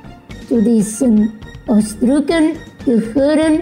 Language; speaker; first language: German; non-native, fluent; Indonesian